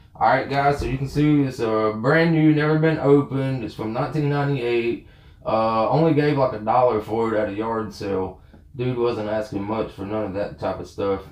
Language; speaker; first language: English; native; English